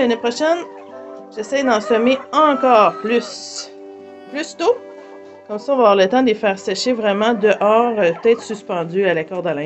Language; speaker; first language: French; native; French